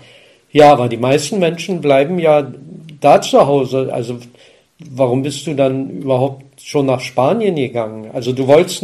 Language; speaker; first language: German; native; German